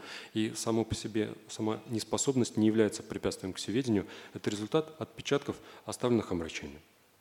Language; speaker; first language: Russian; native; Russian